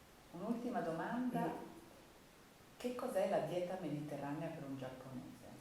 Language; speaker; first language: Italian; native; Italian